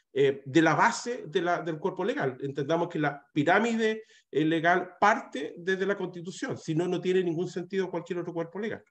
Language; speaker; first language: Spanish; native; Spanish